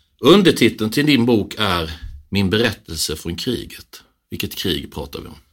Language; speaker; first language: Swedish; native; Swedish